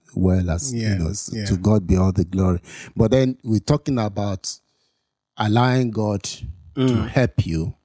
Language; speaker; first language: English; non-native, local second language; Yoruba